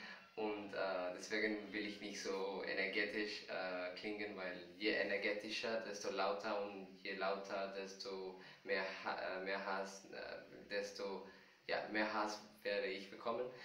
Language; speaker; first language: German; non-native, fluent; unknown